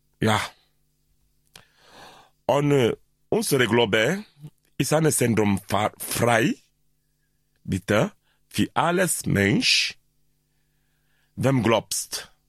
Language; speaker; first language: German; non-native, learner; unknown